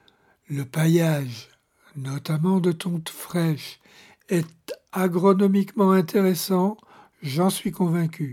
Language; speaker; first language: French; native; French